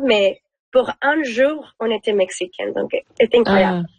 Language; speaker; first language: French; non-native, learner; Spanish